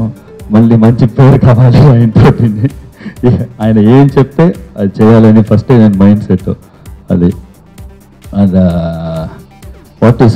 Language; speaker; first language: Telugu; non-native, fluent; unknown